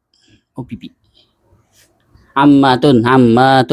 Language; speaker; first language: Arabic; non-native, learner; Indonesian